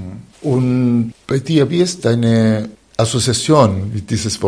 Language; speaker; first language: German; non-native, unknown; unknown